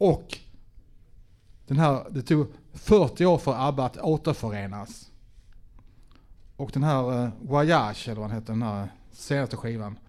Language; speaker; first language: Swedish; native; Swedish